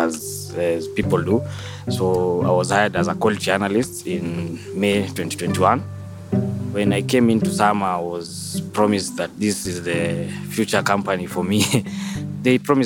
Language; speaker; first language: English; non-native, local second language; Swahili